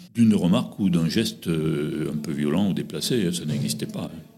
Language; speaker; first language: French; native; French